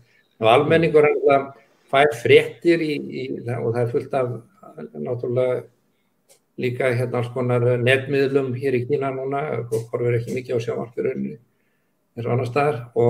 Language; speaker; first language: Icelandic; native; Icelandic